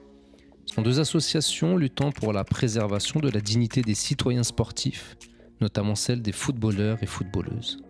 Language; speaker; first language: French; native; French